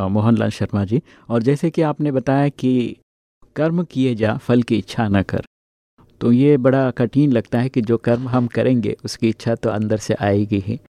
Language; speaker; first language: Hindi; native; Hindi